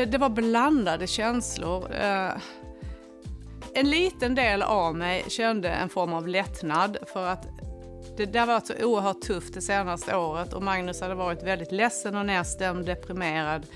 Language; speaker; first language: Swedish; native; Swedish